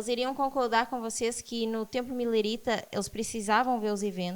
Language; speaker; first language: Portuguese; native; Portuguese